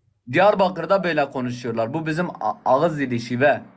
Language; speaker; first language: Turkish; native; Turkish